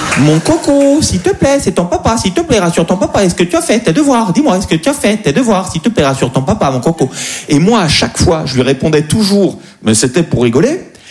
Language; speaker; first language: French; native; French